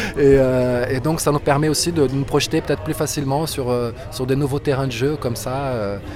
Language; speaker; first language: French; non-native, fluent; Portuguese